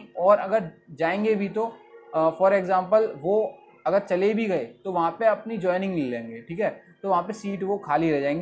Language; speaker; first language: Hindi; native; Hindi